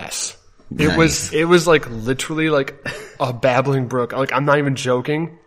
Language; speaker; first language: English; native; English